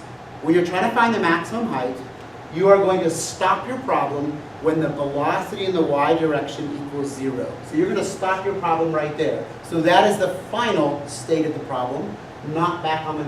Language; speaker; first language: English; native; English